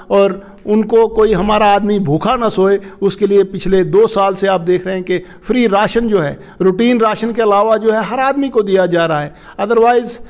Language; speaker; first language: Hindi; non-native, local second language; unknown